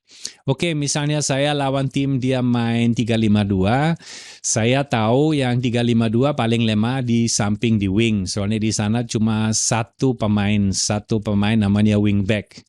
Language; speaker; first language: Indonesian; non-native, fluent; German